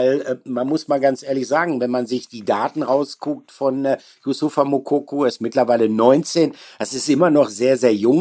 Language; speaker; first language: German; native; German